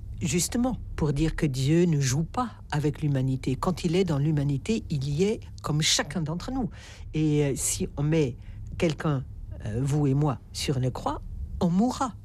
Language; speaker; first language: French; native; French